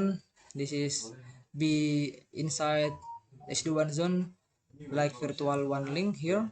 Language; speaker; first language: English; non-native, learner; Indonesian